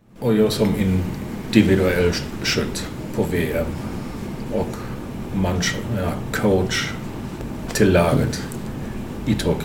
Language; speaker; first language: Swedish; non-native, fluent; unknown